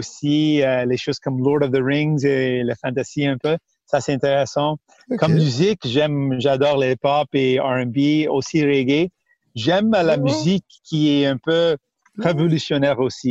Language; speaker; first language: French; non-native, local second language; Punjabi